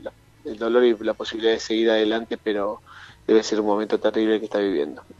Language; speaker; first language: Spanish; native; Spanish